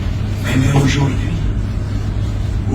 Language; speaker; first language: French; non-native, local second language; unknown